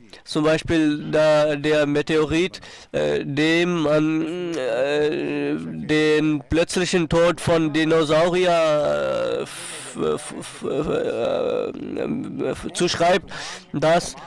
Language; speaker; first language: German; non-native, fluent; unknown